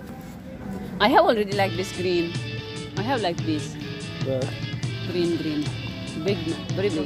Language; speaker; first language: English; non-native, learner; Filipino